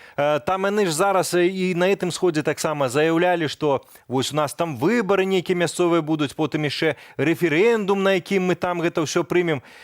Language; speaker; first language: Belarusian; native; Belarusian